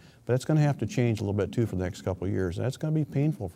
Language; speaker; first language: English; native; English